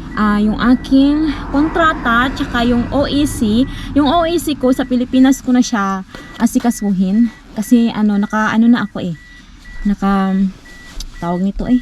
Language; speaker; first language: Filipino; non-native, local second language; Cebuano